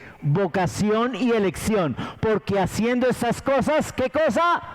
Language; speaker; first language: Spanish; native; Spanish